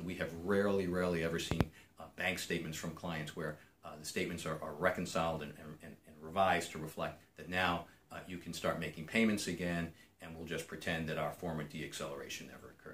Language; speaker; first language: English; native; English